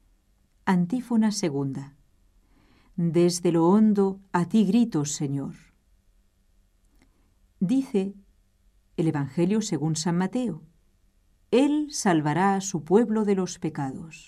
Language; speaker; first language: Spanish; native; Spanish